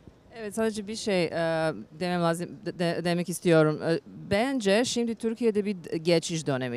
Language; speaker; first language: Turkish; non-native, learner; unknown